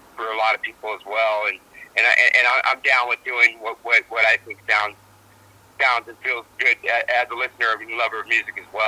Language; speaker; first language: English; native; English